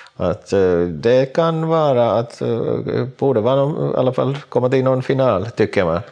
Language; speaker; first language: Swedish; non-native, local second language; Finnish